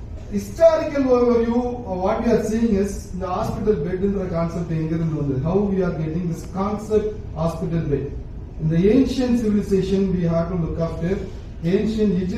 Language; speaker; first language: English; non-native, local second language; Tamil